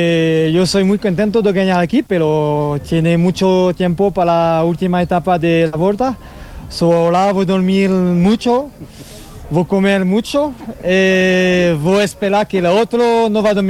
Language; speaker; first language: Spanish; non-native, learner; French